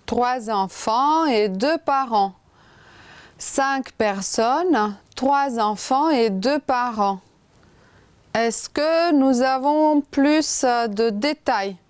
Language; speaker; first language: French; non-native, fluent; Romanian